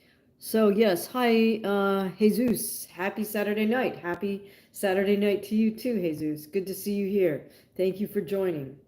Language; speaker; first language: English; native; English